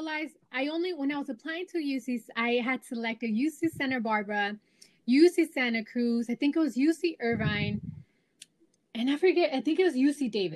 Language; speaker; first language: English; native; English